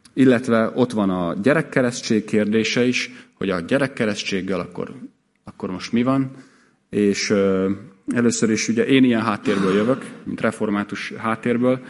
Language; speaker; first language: Hungarian; native; Hungarian